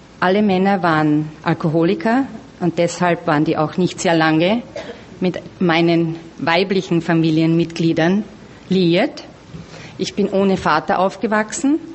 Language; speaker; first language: German; native; German